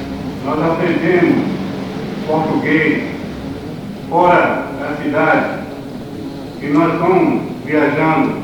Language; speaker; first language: Portuguese; non-native, local second language; Kayapó